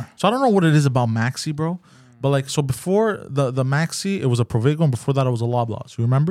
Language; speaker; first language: English; native; English